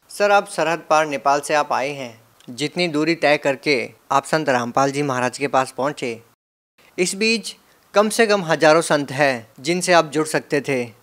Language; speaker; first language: Hindi; native; Hindi